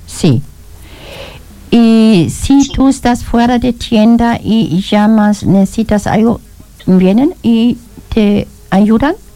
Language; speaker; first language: Spanish; non-native, learner; German